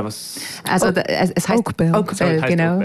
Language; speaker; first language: German; non-native, fluent; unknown